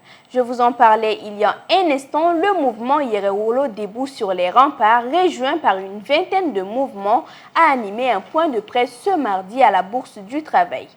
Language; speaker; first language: French; non-native, local second language; Bambara